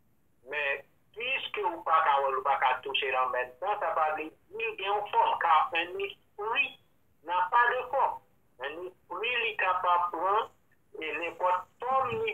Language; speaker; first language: French; non-native, local second language; Haitian Creole